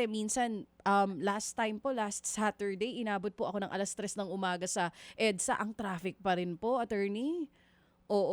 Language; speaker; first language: Filipino; native; Filipino